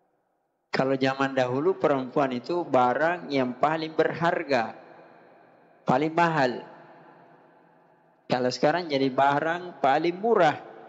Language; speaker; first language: Indonesian; native; Indonesian